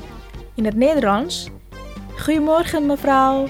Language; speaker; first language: Dutch; non-native, fluent; Indonesian